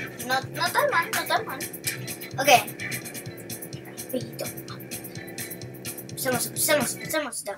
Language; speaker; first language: Spanish; early bilingual, heritage; Spanish